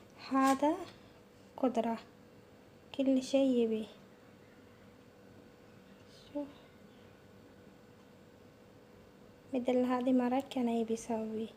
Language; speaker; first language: Arabic; non-native, learner; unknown